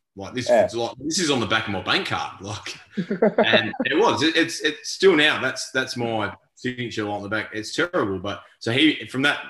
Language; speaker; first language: English; native; English